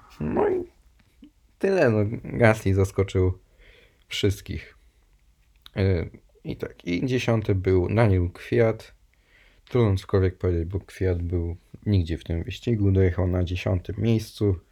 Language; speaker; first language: Polish; native; Polish